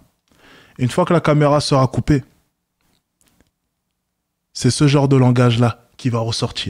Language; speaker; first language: French; native; French